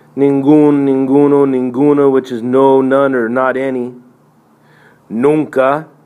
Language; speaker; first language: English; native; English